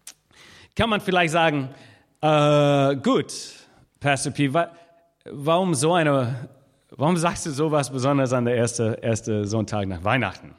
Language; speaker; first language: German; non-native, fluent; English